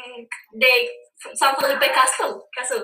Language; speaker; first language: English; non-native, learner; Spanish